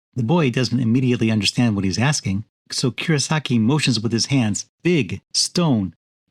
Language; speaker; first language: English; native; English